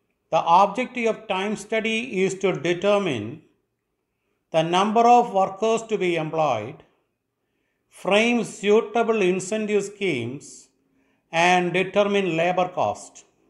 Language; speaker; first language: English; non-native, local second language; Malayalam